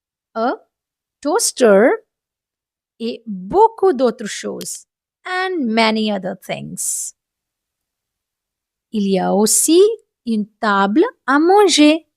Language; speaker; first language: French; non-native, fluent; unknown